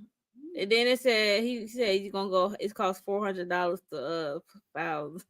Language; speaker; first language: English; native; English